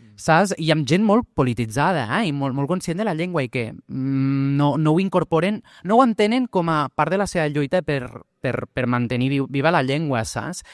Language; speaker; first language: Catalan; early bilingual, other home language; Portuguese